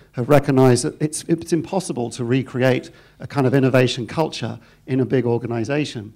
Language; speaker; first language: English; native; English